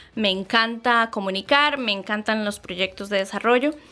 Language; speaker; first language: Spanish; native; Spanish